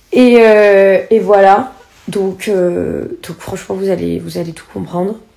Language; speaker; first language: French; native; French